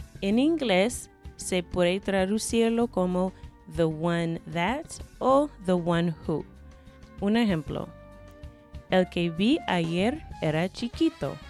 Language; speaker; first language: Spanish; non-native, fluent; English